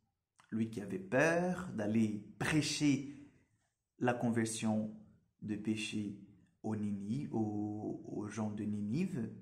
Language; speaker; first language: French; non-native, fluent; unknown